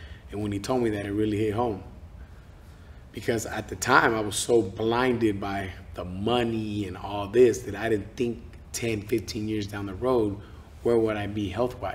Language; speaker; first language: English; early bilingual, other home language; Spanish